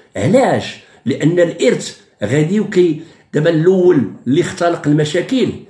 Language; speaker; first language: French; non-native, local second language; Arabic